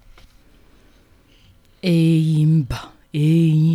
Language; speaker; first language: English; non-native, local second language; Igbo